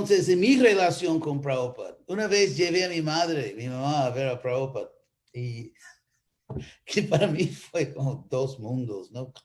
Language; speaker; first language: Spanish; non-native, fluent; English